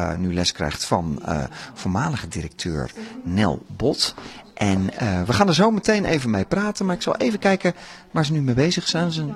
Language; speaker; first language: Dutch; native; Dutch